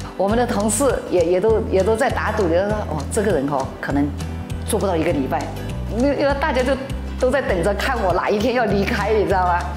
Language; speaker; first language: Chinese; native; Chinese